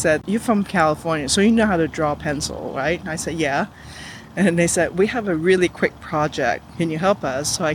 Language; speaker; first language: English; non-native, local second language; Cantonese